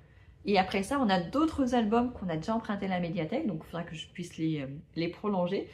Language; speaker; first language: French; native; French